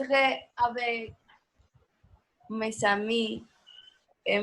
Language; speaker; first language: French; non-native, learner; Spanish